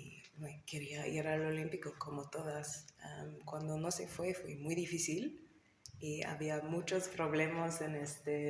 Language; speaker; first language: Spanish; non-native, learner; English